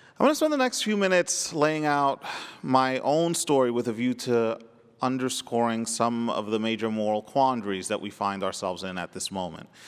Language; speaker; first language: English; early bilingual, other home language; Spanish